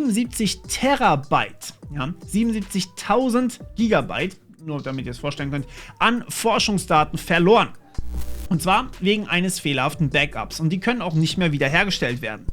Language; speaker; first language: German; native; German